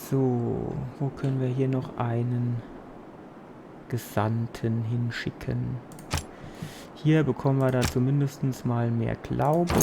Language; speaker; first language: German; native; German